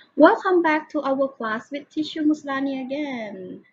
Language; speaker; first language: English; non-native, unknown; Thai